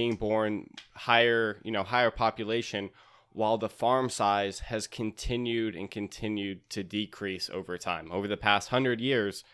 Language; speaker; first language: English; native; English